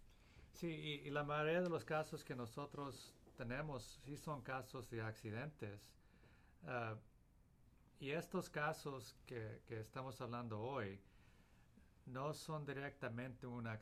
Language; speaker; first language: Spanish; early bilingual, heritage; Spanish